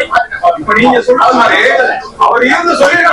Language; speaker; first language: Tamil; native; Tamil